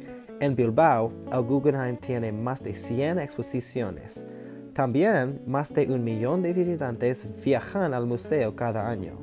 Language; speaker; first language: Spanish; non-native, learner; English